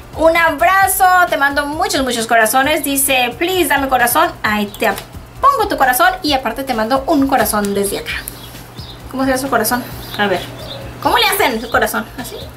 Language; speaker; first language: Spanish; early bilingual, heritage; Spanish